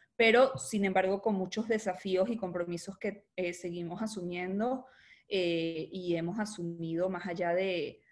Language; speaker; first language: Spanish; native; Spanish